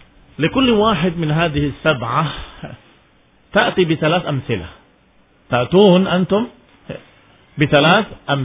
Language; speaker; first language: Arabic; non-native, fluent; Indonesian